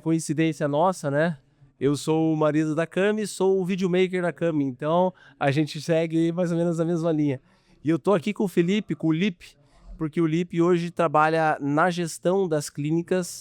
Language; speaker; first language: Portuguese; native; Portuguese